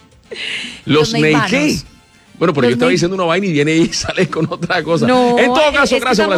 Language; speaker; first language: Spanish; native; Spanish